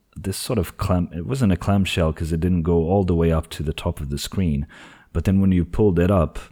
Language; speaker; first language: English; non-native, fluent; Portuguese